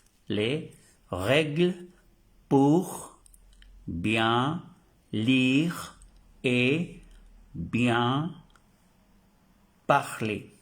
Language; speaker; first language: French; non-native, fluent; Spanish